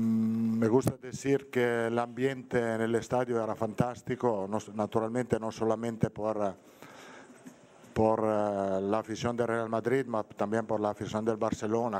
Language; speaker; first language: Spanish; non-native, fluent; Italian